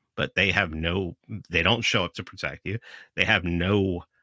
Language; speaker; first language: English; native; English